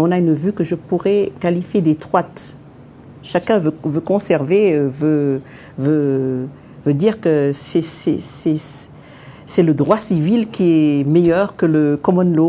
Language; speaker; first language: French; non-native, local second language; Malagasy